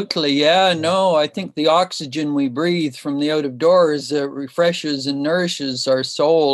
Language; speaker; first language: English; native; English